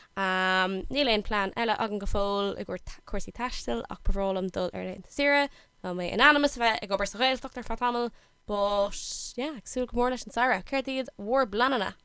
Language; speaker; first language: Irish; non-native, local second language; English